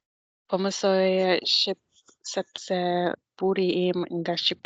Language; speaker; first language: Albanian; non-native, learner; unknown